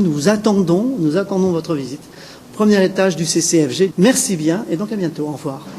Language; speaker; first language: French; native; French